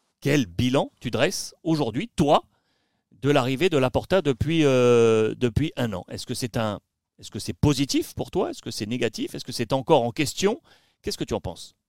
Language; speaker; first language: French; native; French